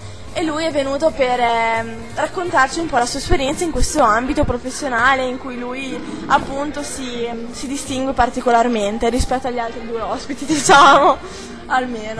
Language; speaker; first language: Italian; native; Italian